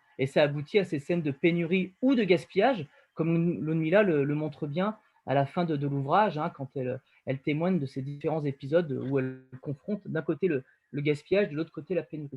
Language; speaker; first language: French; native; French